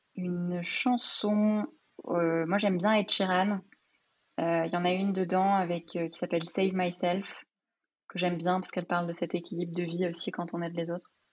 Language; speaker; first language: French; early bilingual, other home language; Arabic